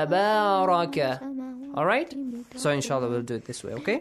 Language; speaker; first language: English; non-native, fluent; Persian